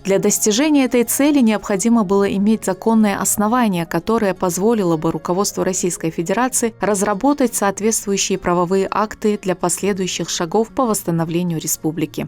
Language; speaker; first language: Russian; native; Russian